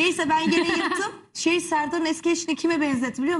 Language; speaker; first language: Turkish; native; Turkish